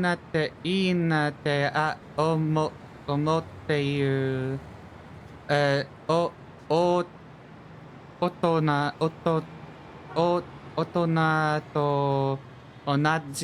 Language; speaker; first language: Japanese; non-native, learner; English